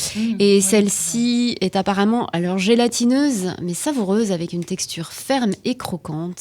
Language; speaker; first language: French; native; French